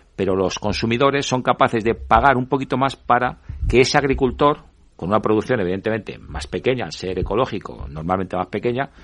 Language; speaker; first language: Spanish; native; Spanish